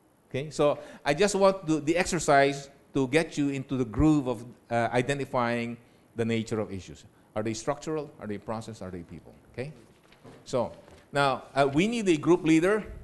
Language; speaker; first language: English; non-native, local second language; Filipino